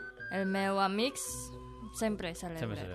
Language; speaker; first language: Catalan; non-native, learner; Indonesian